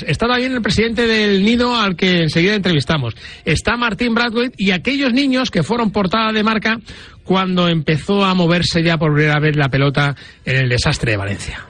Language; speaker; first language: Spanish; native; Spanish